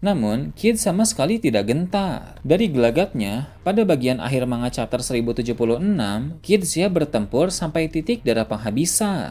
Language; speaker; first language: Indonesian; native; Indonesian